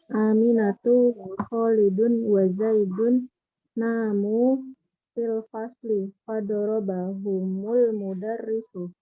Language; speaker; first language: Arabic; non-native, learner; Indonesian